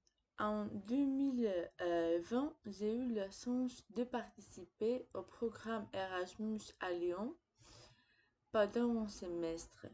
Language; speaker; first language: French; non-native, fluent; Greek